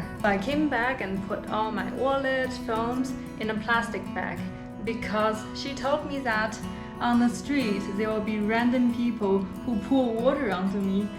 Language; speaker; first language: English; non-native, fluent; Chinese